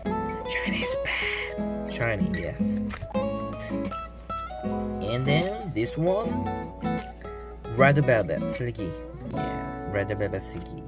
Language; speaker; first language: English; non-native, learner; Korean